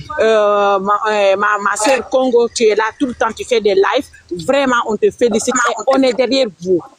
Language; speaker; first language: French; non-native, local second language; Wolof